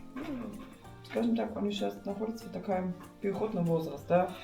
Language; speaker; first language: Russian; non-native, learner; German